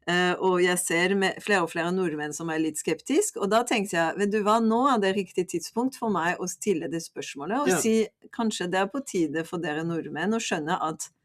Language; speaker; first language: Norwegian; non-native, fluent; French